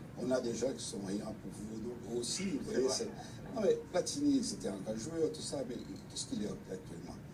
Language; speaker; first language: French; non-native, fluent; Portuguese